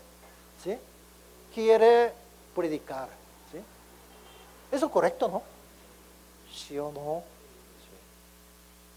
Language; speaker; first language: Spanish; non-native, learner; Korean